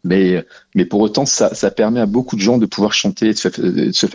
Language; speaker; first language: French; native; French